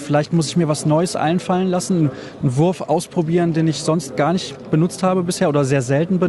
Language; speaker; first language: German; native; German